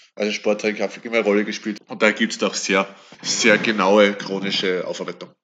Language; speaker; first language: German; native; German